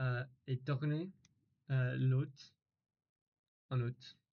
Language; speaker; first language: French; non-native, learner; English